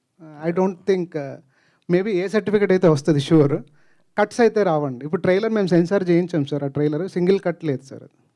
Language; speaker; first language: Telugu; native; Telugu